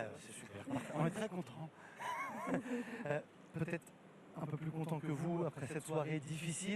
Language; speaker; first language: French; native; French